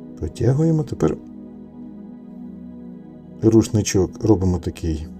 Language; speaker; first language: Ukrainian; native; Ukrainian